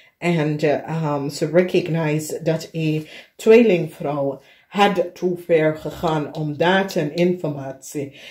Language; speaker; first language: Dutch; non-native, fluent; English